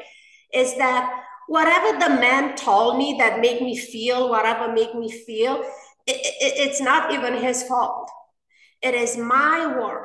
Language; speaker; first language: English; non-native, fluent; Romanian